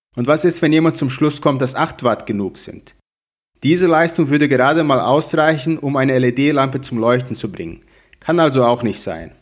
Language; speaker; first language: German; non-native, fluent; Portuguese